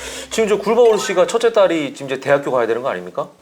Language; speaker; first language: Korean; native; Korean